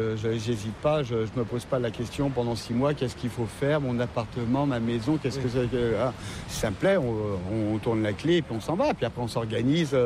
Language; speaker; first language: French; native; French